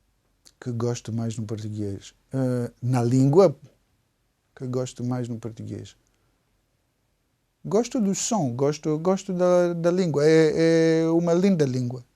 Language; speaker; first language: Portuguese; non-native, fluent; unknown